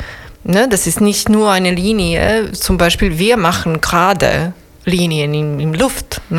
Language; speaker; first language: German; non-native, fluent; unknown